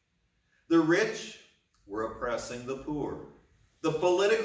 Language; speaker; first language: English; native; English